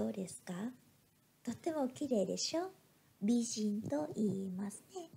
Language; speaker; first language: Japanese; non-native, fluent; Vietnamese